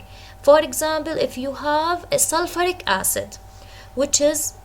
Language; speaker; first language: English; non-native, fluent; Arabic